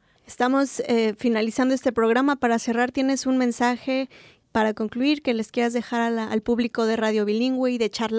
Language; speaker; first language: Spanish; native; Spanish